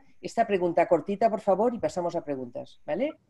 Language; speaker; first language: Spanish; native; Spanish